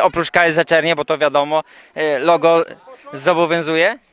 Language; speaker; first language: Polish; native; Polish